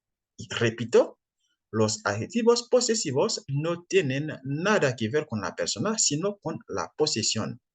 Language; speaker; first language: Spanish; non-native, fluent; French